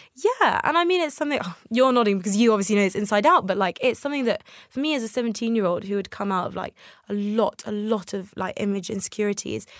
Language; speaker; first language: English; native; English